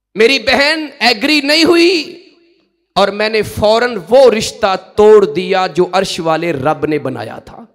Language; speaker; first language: Urdu; non-native, local second language; Punjabi